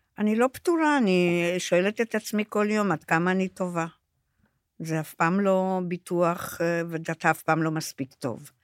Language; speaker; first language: Hebrew; non-native, fluent; Romanian